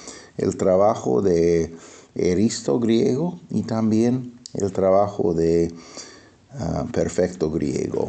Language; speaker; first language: Spanish; non-native, fluent; English